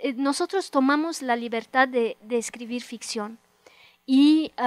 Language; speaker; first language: Spanish; non-native, fluent; Romanian